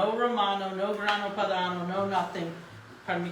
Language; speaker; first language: Italian; early bilingual, heritage; Italian